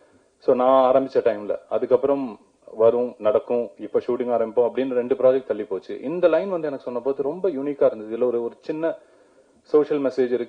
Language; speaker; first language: Tamil; native; Tamil